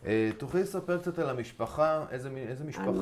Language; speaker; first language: Hebrew; native; Hebrew